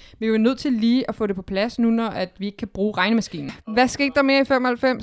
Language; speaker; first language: Danish; native; Danish